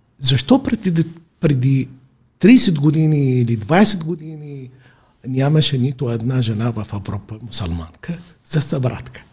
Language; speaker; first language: Bulgarian; non-native, fluent; Arabic